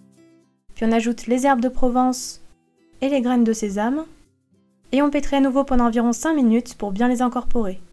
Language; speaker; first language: French; native; French